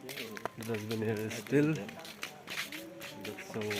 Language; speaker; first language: English; non-native, local second language; Hindi